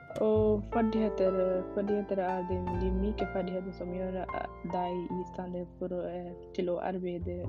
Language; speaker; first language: Norwegian; non-native, learner; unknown